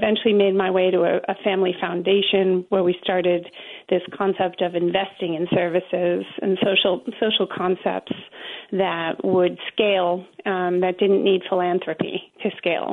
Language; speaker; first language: English; native; English